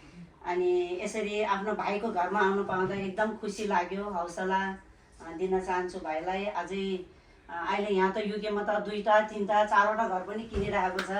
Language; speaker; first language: Nepali; non-native, local second language; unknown